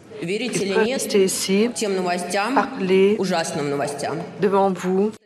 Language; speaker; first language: French; non-native, learner; Russian